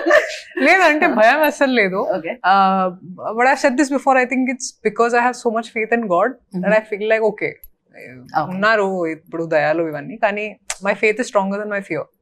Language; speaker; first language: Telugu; non-native, fluent; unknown